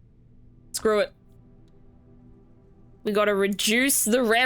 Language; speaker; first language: English; native; English